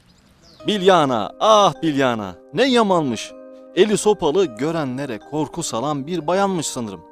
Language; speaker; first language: Turkish; native; Turkish